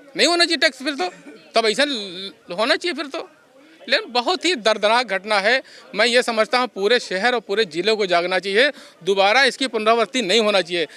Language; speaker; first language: Hindi; native; Hindi